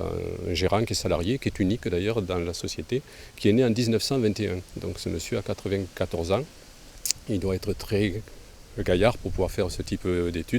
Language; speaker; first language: French; native; French